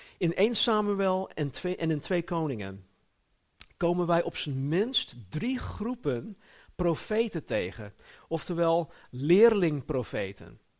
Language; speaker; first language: Dutch; native; Dutch